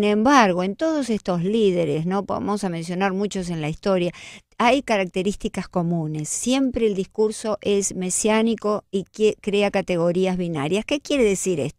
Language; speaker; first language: Spanish; native; Spanish